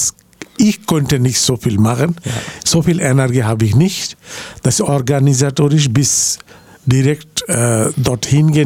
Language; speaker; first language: German; non-native, learner; Bangla